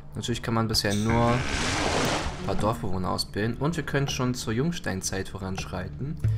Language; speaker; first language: German; early bilingual, other home language; Greek